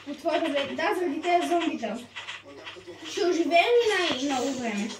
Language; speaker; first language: Bulgarian; native; Bulgarian